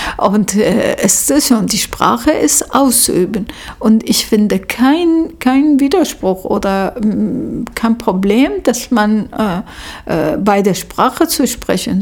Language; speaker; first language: German; non-native, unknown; Persian